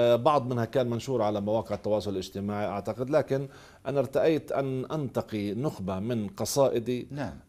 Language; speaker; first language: Arabic; native; Arabic